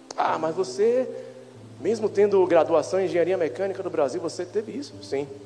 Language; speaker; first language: Portuguese; native; Portuguese